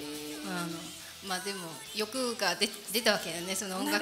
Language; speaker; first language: Japanese; non-native, fluent; Korean